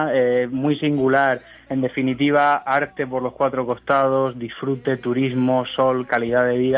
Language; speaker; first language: Spanish; native; Spanish